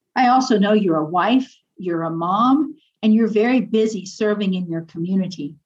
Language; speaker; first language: English; native; English